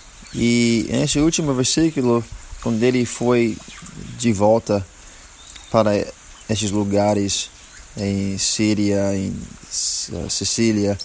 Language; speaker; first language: Portuguese; non-native, learner; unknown